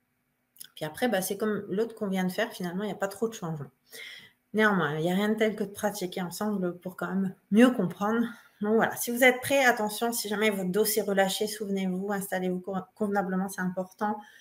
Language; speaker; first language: French; native; French